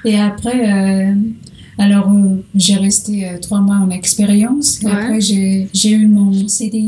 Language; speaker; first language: French; non-native, learner; Portuguese